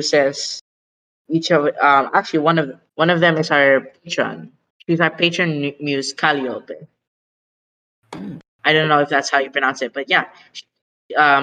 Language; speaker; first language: English; non-native, local second language; Filipino